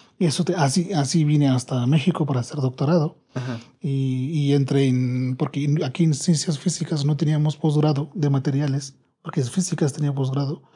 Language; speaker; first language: Spanish; non-native, learner; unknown